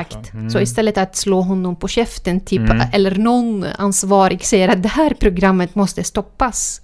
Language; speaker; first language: Swedish; non-native, fluent; Arabic